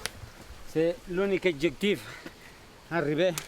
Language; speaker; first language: French; non-native, learner; Spanish